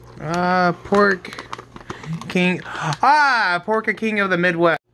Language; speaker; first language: English; native; English